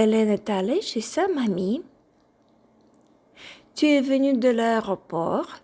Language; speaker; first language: French; non-native, fluent; Ukrainian